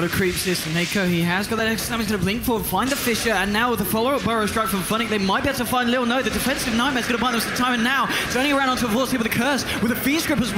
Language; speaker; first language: English; native; English